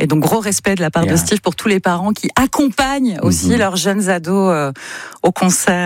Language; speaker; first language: French; native; French